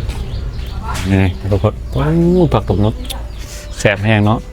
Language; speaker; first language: Thai; non-native, local second language; Northeastern Thai